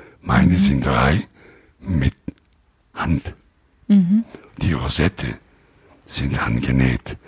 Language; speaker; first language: German; non-native, learner; Italian